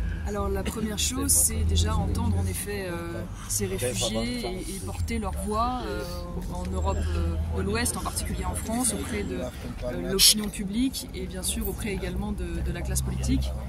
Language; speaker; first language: French; native; French